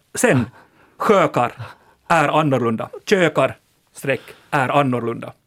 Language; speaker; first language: Swedish; native; Swedish